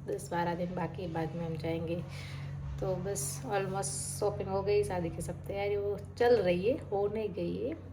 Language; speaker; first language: Hindi; non-native, local second language; Gujarati